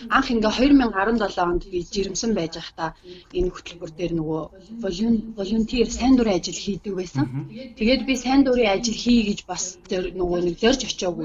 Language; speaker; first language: Mongolian; native; Mongolian